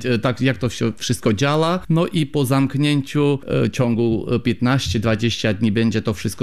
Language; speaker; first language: Polish; non-native, fluent; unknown